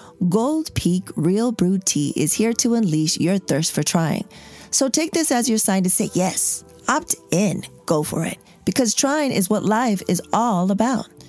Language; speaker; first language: English; native; English